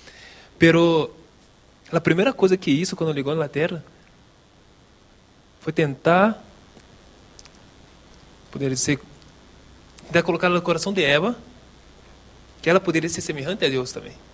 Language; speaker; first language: Spanish; non-native, local second language; Portuguese